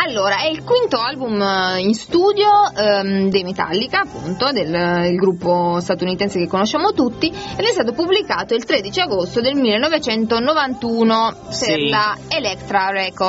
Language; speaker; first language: Italian; native; Italian